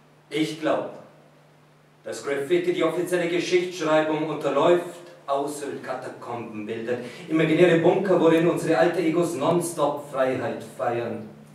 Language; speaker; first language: German; native; German